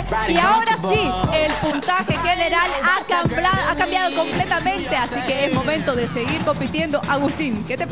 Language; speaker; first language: Spanish; native; Spanish